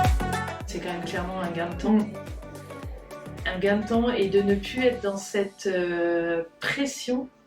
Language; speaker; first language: French; native; French